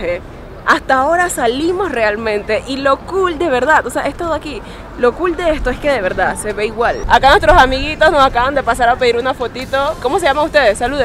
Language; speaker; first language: Spanish; native; Spanish